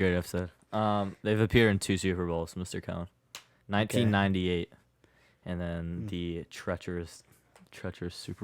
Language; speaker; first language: English; native; English